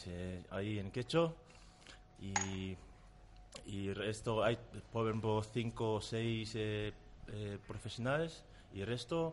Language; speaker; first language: Spanish; non-native, learner; Tongan